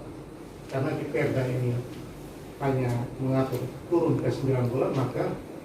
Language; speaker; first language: Indonesian; native; Indonesian